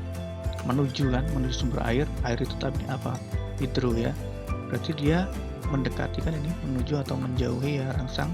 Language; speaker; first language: Indonesian; native; Indonesian